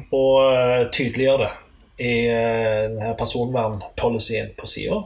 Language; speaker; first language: Norwegian; native; Norwegian